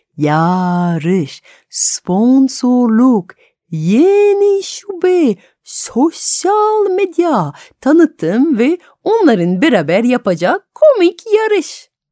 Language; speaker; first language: Turkish; non-native, fluent; French